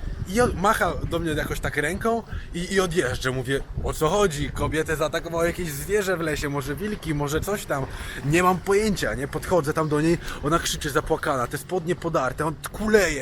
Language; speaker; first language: Polish; native; Polish